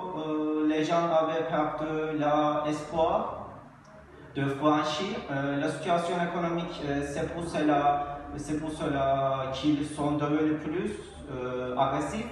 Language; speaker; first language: French; non-native, learner; Turkish